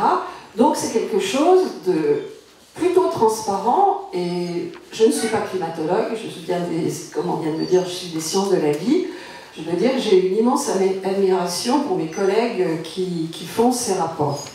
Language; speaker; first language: French; native; French